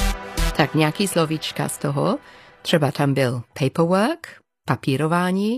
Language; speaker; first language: Czech; non-native, fluent; English